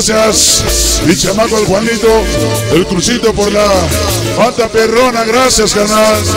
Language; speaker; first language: Spanish; native; Spanish